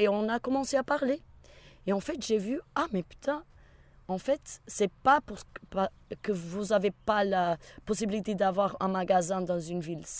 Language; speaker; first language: French; non-native, fluent; Portuguese